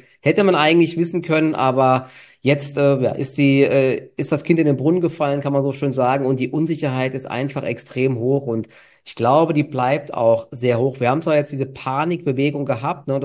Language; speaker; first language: German; native; German